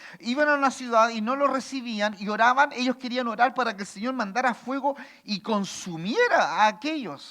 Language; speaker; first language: Spanish; native; Spanish